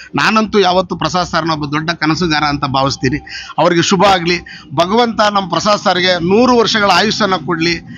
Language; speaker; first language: Kannada; native; Kannada